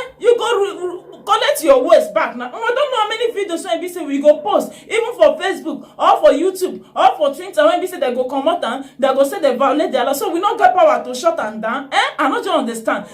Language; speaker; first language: Nigerian Pidgin; native; Nigerian Pidgin